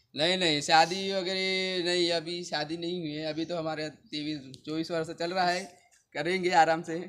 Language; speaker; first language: Hindi; native; Hindi